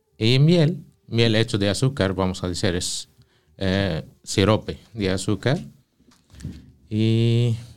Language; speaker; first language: Spanish; non-native, fluent; Arabic